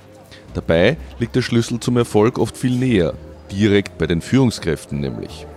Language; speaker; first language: German; native; German